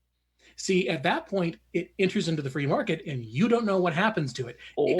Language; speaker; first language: English; native; English